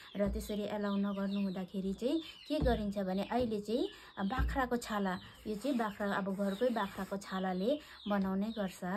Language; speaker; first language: Nepali; non-native, local second language; Eastern Tamang